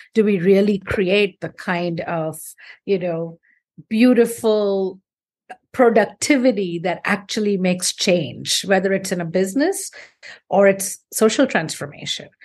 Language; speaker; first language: English; non-native, local second language; Hindi